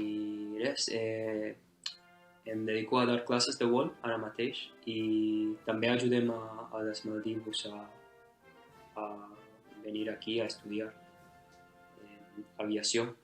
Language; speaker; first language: Catalan; non-native, fluent; Divehi